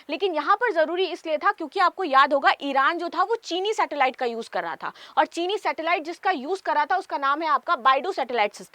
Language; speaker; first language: Hindi; native; Hindi